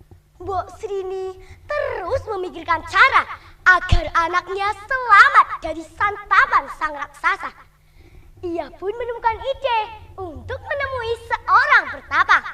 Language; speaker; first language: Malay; non-native, local second language; Javanese